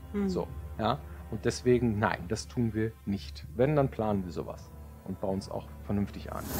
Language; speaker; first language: German; native; German